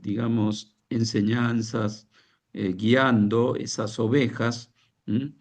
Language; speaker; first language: Spanish; non-native, fluent; Korean